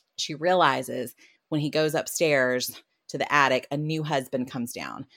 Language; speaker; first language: English; native; English